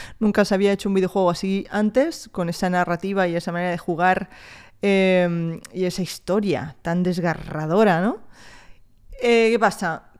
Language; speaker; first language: Spanish; early bilingual, other home language; French